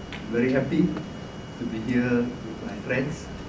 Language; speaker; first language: English; non-native, local second language; Malay